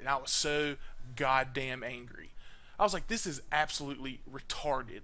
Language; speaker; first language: English; native; English